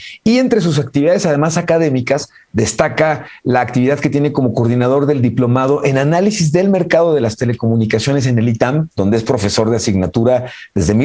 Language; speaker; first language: Spanish; native; Spanish